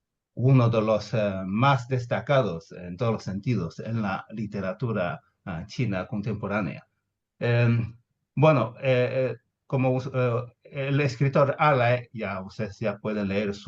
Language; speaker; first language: Spanish; non-native, fluent; Chinese